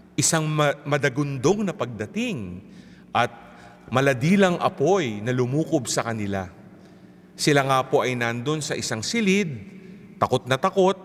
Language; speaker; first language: Filipino; native; Filipino